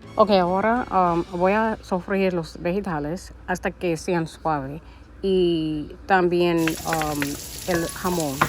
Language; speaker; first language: Spanish; early bilingual, heritage; Spanish